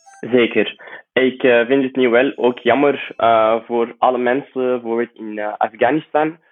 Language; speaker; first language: Dutch; non-native, fluent; Arabic